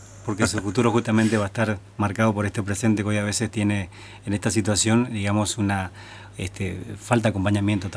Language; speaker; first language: Spanish; native; Spanish